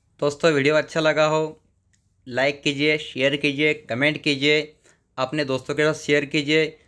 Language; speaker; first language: Hindi; non-native, local second language; Marathi